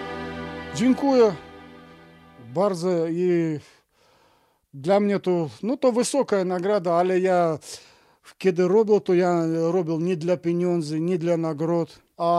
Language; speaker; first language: Polish; non-native, fluent; Russian